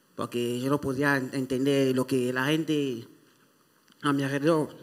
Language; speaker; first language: Spanish; non-native, fluent; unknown